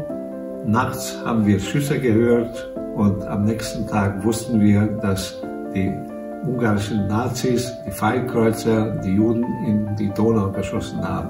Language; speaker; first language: German; non-native, fluent; Hungarian